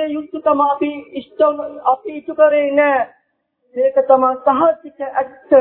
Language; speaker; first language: Sinhala; non-native, local second language; Tamil